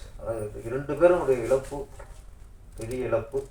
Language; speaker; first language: Tamil; native; Tamil